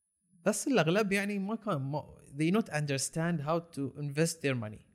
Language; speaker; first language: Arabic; native; Arabic